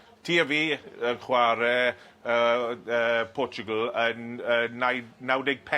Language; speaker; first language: Welsh; non-native, learner; English